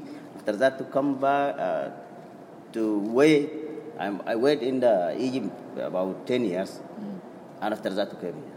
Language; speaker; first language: English; non-native, learner; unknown